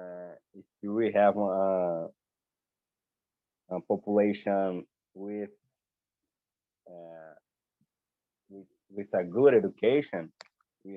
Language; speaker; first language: English; non-native, learner; Portuguese